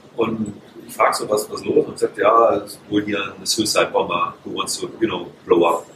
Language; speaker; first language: German; native; German